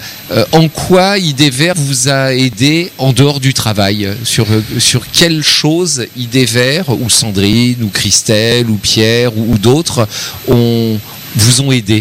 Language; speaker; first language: French; native; French